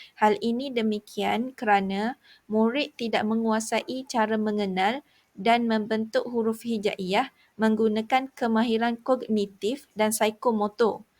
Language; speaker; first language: Malay; native; Malay